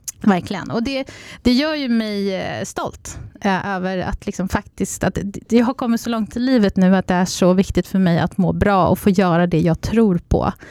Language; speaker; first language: Swedish; native; Swedish